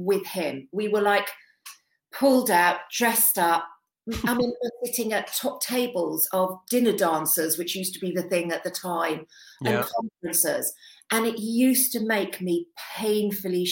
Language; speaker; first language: English; native; English